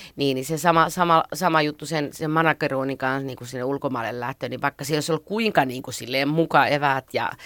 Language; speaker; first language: Finnish; native; Finnish